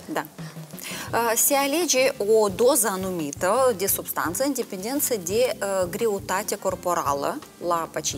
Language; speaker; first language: Romanian; non-native, local second language; Russian